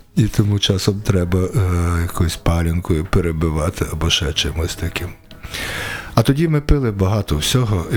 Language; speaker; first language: Ukrainian; native; Ukrainian